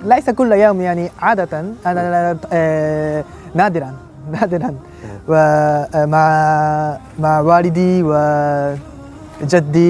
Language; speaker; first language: Arabic; non-native, learner; Japanese